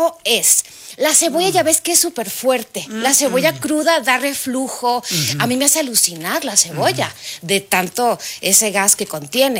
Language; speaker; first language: Spanish; native; Spanish